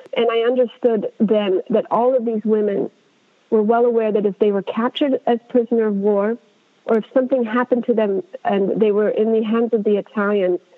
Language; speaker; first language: English; non-native, fluent; Amharic